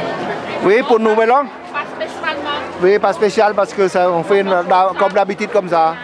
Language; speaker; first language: French; non-native, learner; Khmer